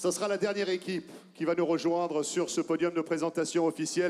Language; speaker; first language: French; native; French